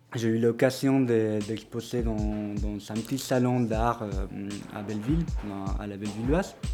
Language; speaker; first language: French; non-native, fluent; Spanish